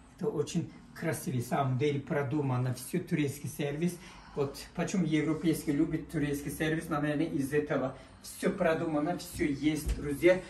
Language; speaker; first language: Russian; non-native, learner; Turkish